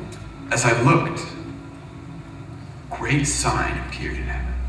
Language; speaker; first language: English; native; English